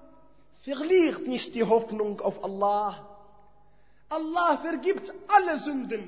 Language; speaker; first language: German; non-native, fluent; Arabic